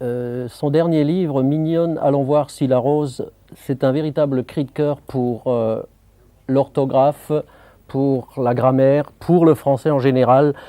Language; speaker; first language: French; native; French